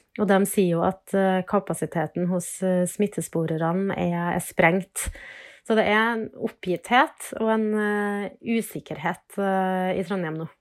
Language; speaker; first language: Norwegian; native; Norwegian